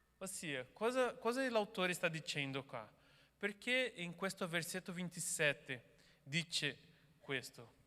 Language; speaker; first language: Italian; non-native, learner; Portuguese